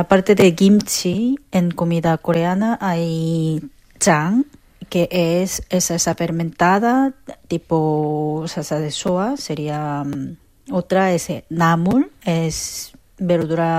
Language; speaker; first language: Spanish; non-native, learner; Korean